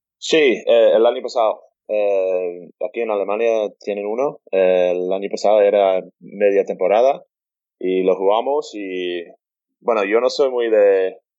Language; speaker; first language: Spanish; non-native, fluent; English